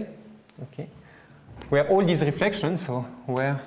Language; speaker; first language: English; non-native, fluent; French